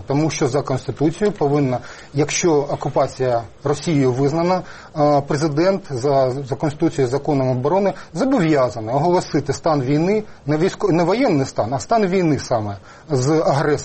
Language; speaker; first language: Ukrainian; native; Ukrainian